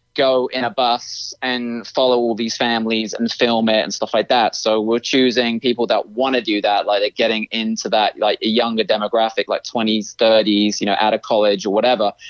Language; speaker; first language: English; native; English